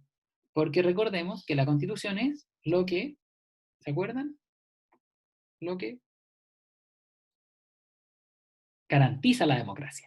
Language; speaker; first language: Spanish; native; Spanish